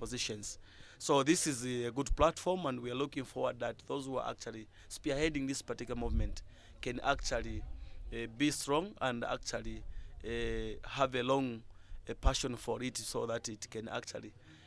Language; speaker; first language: English; non-native, local second language; Bemba